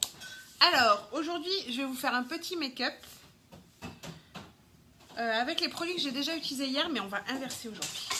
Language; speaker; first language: French; native; French